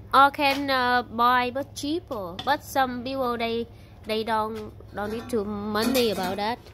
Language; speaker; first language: English; non-native, learner; Vietnamese